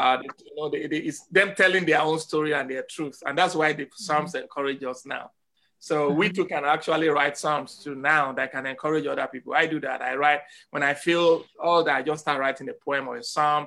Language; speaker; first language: English; non-native, local second language; Yoruba